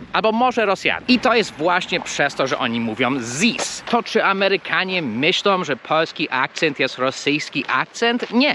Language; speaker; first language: Polish; early bilingual, heritage; Polish